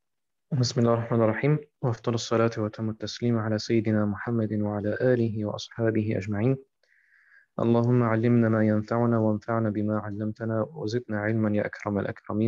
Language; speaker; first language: Arabic; non-native, fluent; German